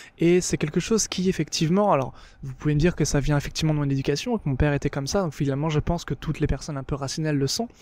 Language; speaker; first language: French; native; French